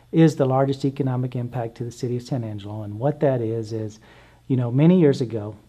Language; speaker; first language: English; native; English